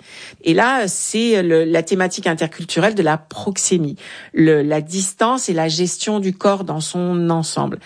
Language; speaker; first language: French; native; French